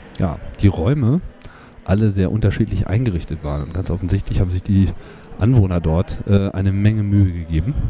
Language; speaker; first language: German; native; German